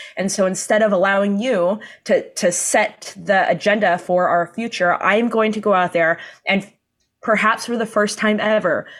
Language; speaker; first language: English; native; English